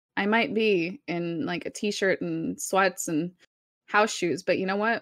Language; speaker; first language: English; early bilingual, other home language; Spanish